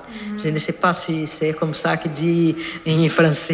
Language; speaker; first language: French; non-native, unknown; Portuguese